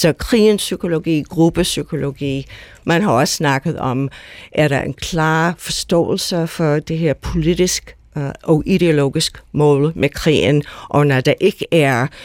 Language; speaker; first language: Danish; non-native, fluent; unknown